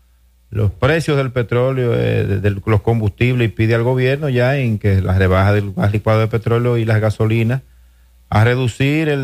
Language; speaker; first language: Spanish; native; Spanish